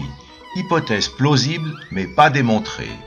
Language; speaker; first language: French; native; French